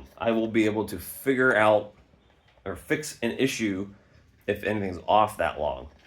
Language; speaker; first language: English; native; English